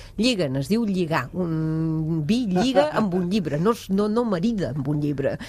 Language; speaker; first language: Catalan; non-native, fluent; French